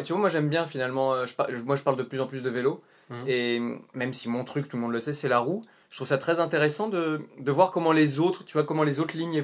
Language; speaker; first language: French; native; French